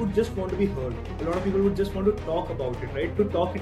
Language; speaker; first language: English; non-native, local second language; Hindi